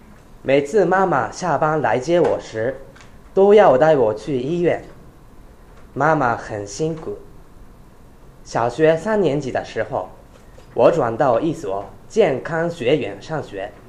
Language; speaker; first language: Chinese; non-native, fluent; Japanese